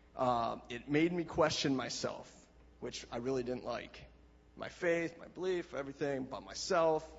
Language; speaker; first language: English; native; English